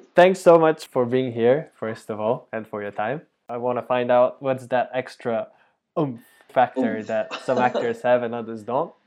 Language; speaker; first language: English; non-native, fluent; Bulgarian